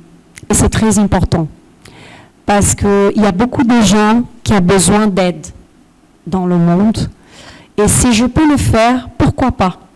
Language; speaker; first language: French; non-native, fluent; Portuguese